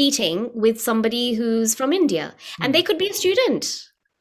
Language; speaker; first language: English; native; English